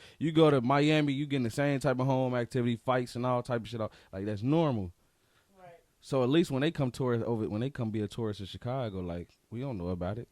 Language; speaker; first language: English; native; English